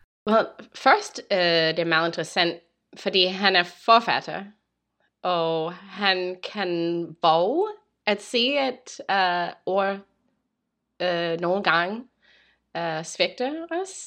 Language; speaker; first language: Danish; non-native, learner; English